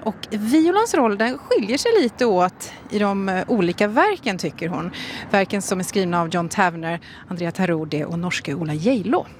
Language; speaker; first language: Swedish; native; Swedish